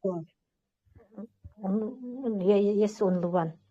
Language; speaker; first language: English; non-native, learner; Kyrgyz